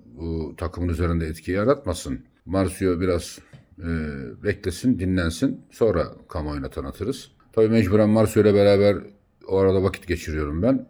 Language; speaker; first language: Turkish; native; Turkish